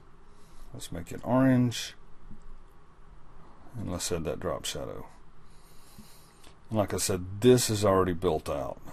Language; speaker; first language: English; native; English